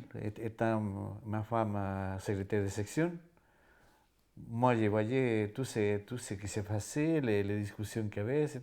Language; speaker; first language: French; non-native, fluent; Spanish